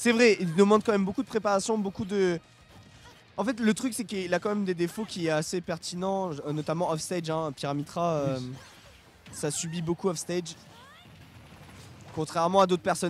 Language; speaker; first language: French; native; French